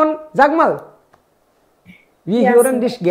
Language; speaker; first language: German; non-native, fluent; Hindi